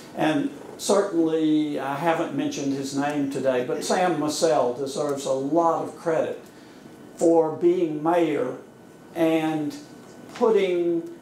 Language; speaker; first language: English; native; English